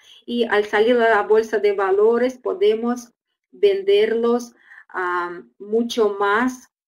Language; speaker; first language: Spanish; non-native, fluent; Russian